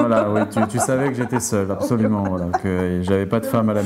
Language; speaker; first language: French; native; French